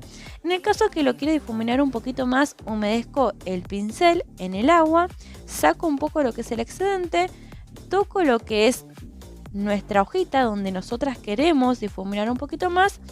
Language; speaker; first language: Spanish; native; Spanish